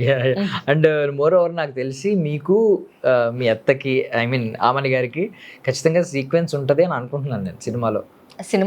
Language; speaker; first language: Telugu; native; Telugu